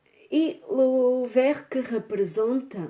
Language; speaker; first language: French; non-native, fluent; Portuguese